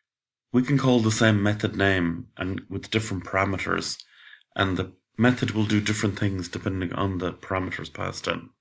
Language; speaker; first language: English; native; English